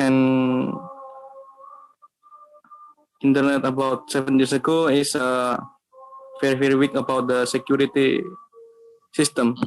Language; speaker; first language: English; non-native, learner; Indonesian